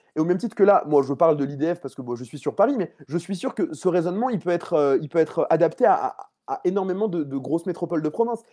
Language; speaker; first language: French; native; French